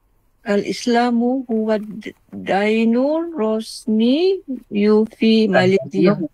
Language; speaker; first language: Arabic; non-native, learner; Malay